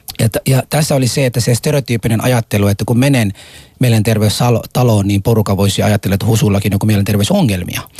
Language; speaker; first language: Finnish; non-native, fluent; Persian